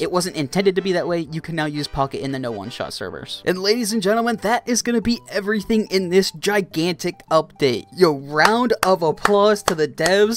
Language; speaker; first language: English; native; English